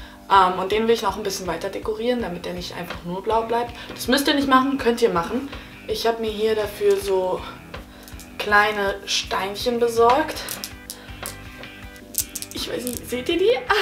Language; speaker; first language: German; native; German